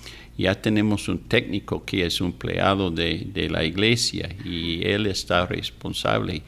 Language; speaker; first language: Spanish; non-native, fluent; English